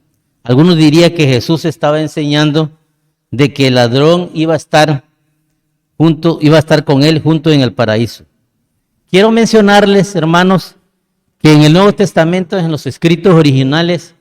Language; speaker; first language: Spanish; native; Spanish